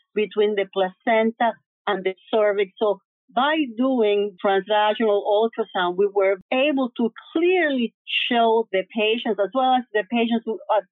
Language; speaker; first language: English; early bilingual, other home language; Spanish